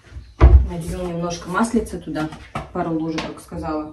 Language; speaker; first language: Russian; native; Russian